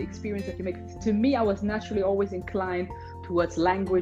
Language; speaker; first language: English; non-native, fluent; German